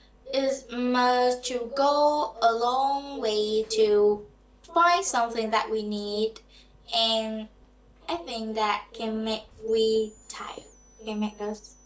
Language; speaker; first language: English; non-native, learner; Vietnamese